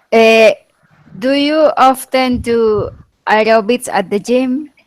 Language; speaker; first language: English; non-native, learner; Spanish